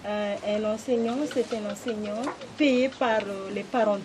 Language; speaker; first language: French; non-native, local second language; Malagasy